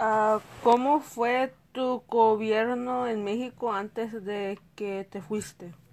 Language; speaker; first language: Spanish; early bilingual, heritage; Spanish